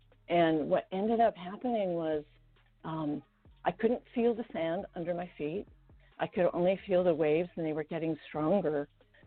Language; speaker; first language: English; non-native, fluent; Estonian